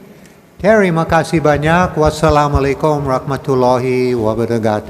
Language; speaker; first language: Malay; non-native, learner; English